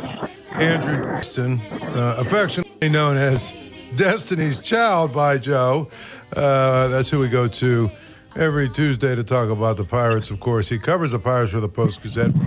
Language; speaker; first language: English; native; English